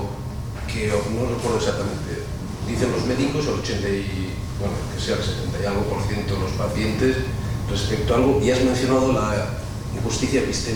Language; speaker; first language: Spanish; native; Spanish